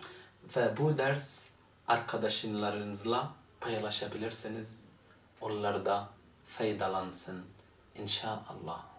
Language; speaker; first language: Turkish; non-native, fluent; Arabic